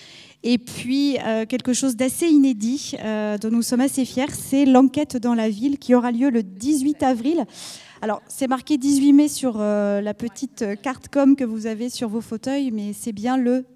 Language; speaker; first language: French; native; French